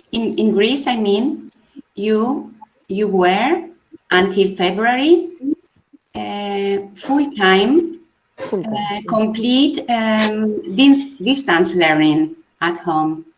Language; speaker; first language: English; non-native, fluent; Spanish